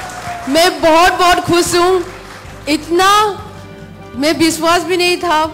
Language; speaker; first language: Hindi; non-native, local second language; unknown